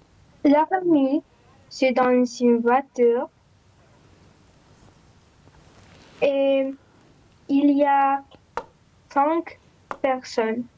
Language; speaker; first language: French; non-native, learner; Romanian